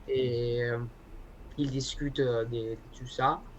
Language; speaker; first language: French; non-native, learner; Spanish